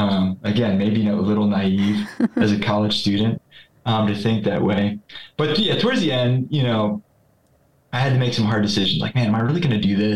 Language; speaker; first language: English; native; English